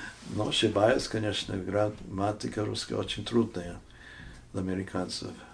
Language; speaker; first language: Russian; non-native, fluent; English